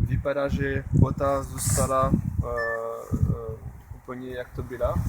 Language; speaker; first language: Czech; non-native, learner; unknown